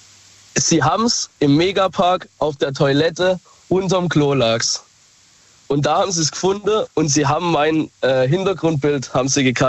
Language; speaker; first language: German; native; German